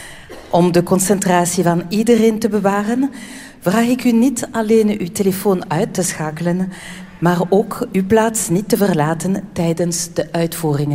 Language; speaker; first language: Dutch; native; Dutch